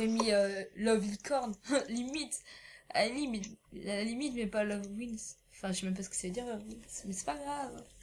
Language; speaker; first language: French; native; French